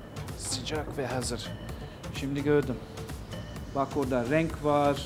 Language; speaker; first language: Turkish; non-native, learner; English